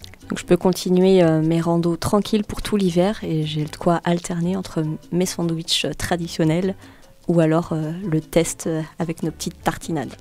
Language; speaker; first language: French; native; French